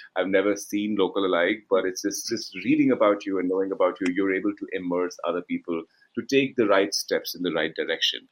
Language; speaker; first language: English; non-native, local second language; Hindi